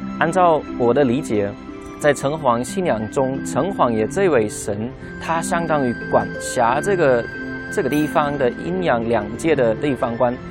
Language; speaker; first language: Chinese; non-native, fluent; German